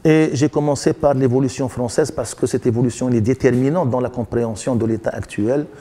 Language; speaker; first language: French; non-native, local second language; Arabic